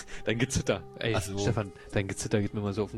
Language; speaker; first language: German; native; German